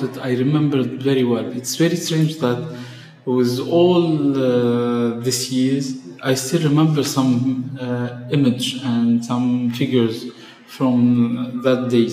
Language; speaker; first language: English; non-native, fluent; Arabic